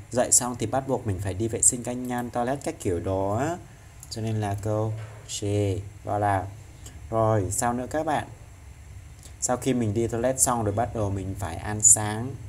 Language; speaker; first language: Vietnamese; non-native, local second language; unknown